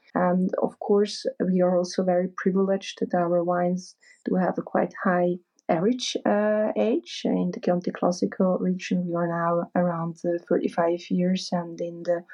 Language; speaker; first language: English; non-native, fluent; German